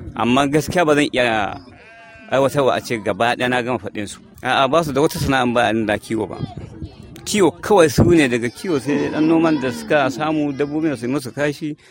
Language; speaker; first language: Hausa; non-native, local second language; Fula